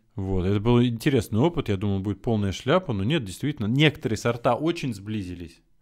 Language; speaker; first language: Russian; native; Russian